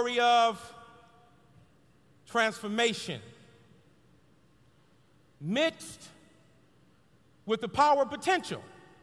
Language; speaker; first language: English; native; English